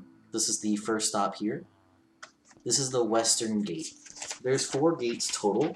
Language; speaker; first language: English; native; English